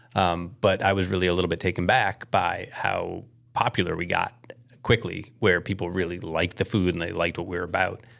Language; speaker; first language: English; native; English